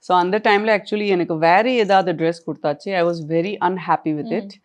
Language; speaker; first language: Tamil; non-native, local second language; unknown